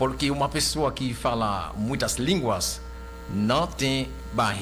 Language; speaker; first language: Portuguese; non-native, local second language; Haitian Creole